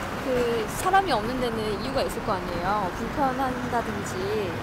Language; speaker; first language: Korean; native; Korean